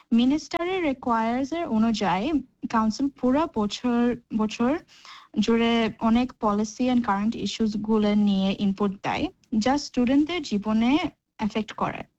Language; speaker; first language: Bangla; early bilingual, heritage; Bangla